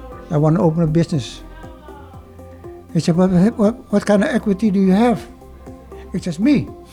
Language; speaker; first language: English; non-native, fluent; Dutch